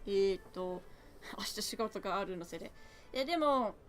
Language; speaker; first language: Japanese; non-native, learner; English